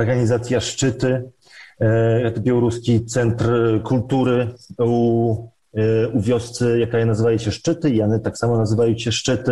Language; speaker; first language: Polish; non-native, local second language; Belarusian